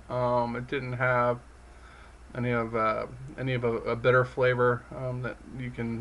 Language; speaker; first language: English; native; English